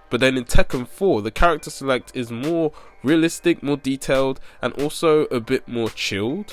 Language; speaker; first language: English; native; English